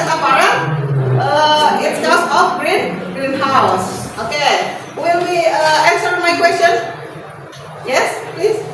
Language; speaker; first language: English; non-native, learner; Indonesian